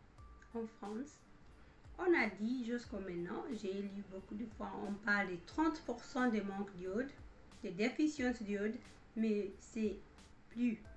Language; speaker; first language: French; non-native, fluent; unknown